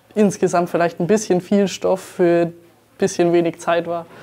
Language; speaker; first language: German; native; German